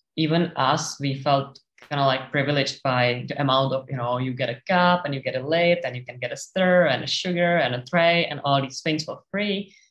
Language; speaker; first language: English; non-native, fluent; Czech